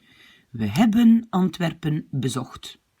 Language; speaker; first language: Dutch; non-native, fluent; French